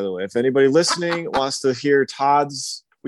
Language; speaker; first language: English; native; English